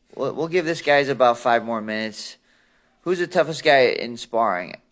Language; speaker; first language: English; early bilingual, other home language; Assyrian Neo-Aramaic